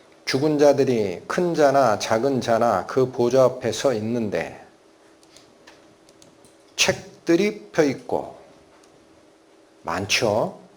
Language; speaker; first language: Korean; native; Korean